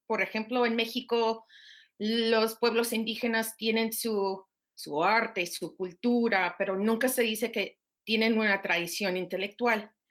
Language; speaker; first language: Spanish; non-native, fluent; English